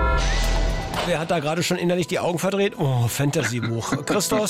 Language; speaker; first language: German; native; German